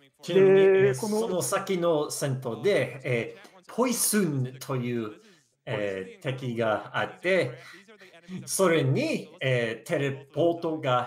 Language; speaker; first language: Japanese; non-native, learner; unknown